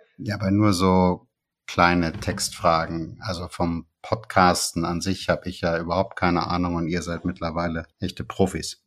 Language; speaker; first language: German; native; German